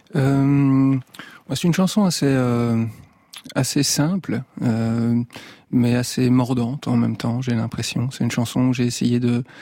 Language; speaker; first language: French; native; French